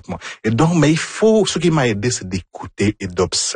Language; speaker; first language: French; non-native, fluent; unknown